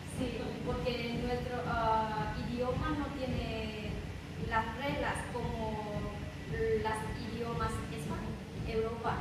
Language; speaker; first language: Spanish; non-native, learner; Vietnamese